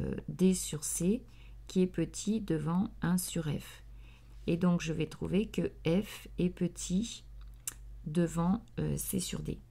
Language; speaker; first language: French; native; French